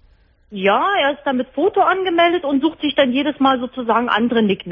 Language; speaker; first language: German; native; German